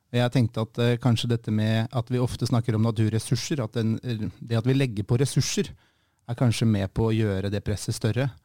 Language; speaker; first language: Norwegian; native; Norwegian